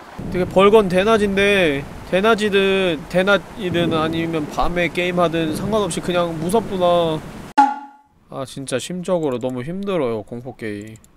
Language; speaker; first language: Korean; native; Korean